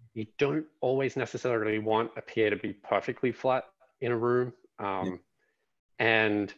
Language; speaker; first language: English; native; English